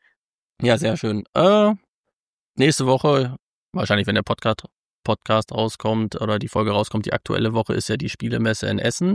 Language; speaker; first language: German; native; German